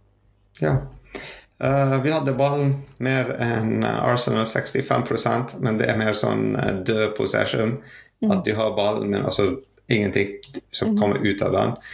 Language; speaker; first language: Norwegian; non-native, fluent; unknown